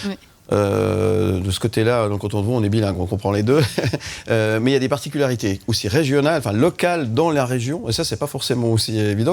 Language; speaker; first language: French; native; French